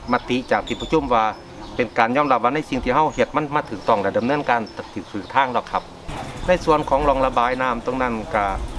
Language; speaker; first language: Thai; native; Thai